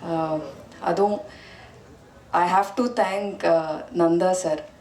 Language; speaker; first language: Tamil; non-native, fluent; Malayalam